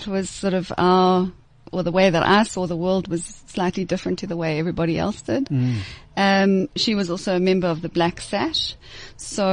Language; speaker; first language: English; native; English